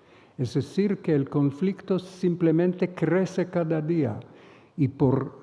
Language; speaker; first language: Spanish; non-native, fluent; Hebrew